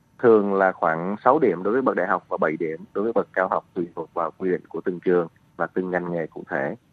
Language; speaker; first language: Vietnamese; native; Vietnamese